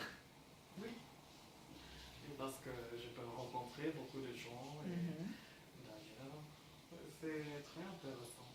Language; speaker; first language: French; non-native, fluent; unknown